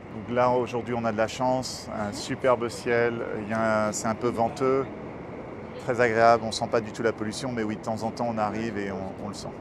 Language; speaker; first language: French; native; French